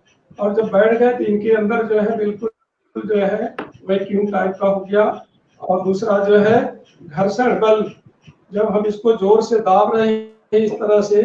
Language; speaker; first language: Hindi; native; Hindi